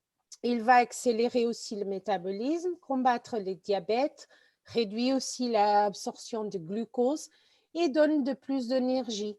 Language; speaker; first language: French; non-native, fluent; Portuguese